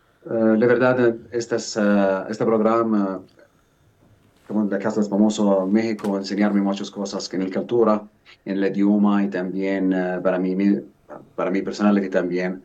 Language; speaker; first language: Spanish; non-native, learner; Arabic